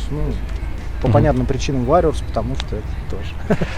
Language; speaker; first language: Russian; native; Russian